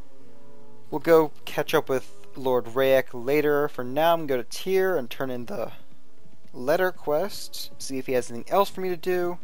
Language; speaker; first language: English; native; English